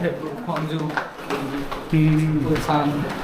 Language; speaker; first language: Korean; non-native, learner; Hindi